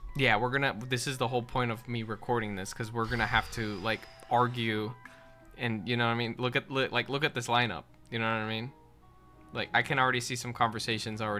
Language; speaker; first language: English; native; English